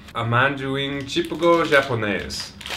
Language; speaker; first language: Portuguese; non-native, fluent; English